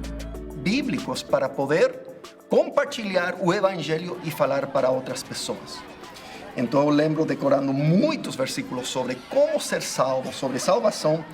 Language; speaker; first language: Portuguese; non-native, fluent; English